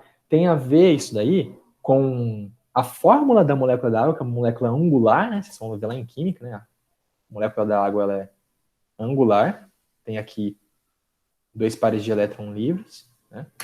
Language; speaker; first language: Portuguese; native; Portuguese